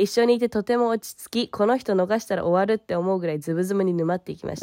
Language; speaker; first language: Japanese; early bilingual, heritage; Japanese